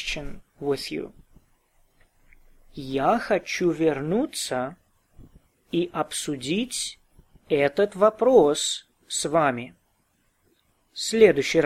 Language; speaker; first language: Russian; non-native, fluent; English